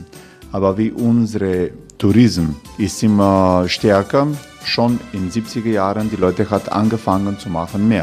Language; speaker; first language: German; non-native, fluent; Croatian